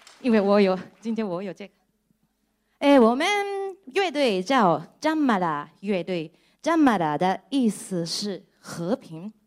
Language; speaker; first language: Chinese; non-native, fluent; Japanese